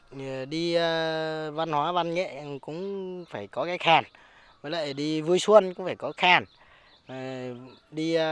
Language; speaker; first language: Vietnamese; non-native, local second language; Hmong